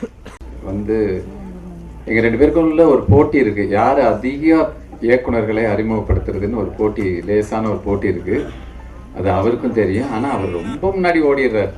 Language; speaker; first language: Tamil; native; Tamil